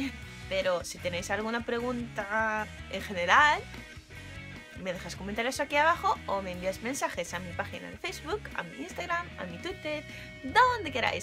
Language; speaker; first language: Spanish; non-native, fluent; Japanese